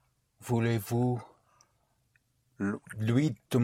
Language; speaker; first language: French; non-native, learner; English